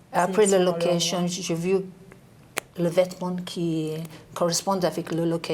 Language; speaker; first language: French; non-native, learner; English